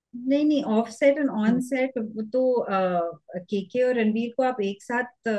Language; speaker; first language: Hindi; native; Hindi